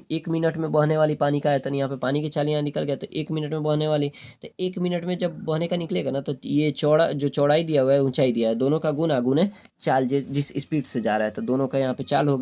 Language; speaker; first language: Hindi; native; Hindi